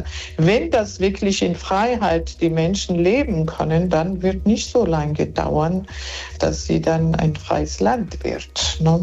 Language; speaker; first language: German; non-native, fluent; Persian